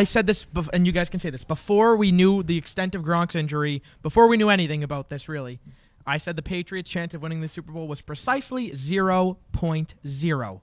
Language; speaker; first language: English; native; English